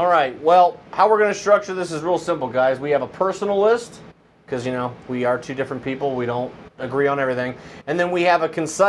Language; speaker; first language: English; native; English